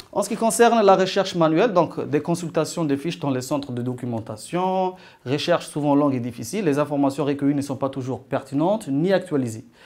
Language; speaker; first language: French; non-native, local second language; Arabic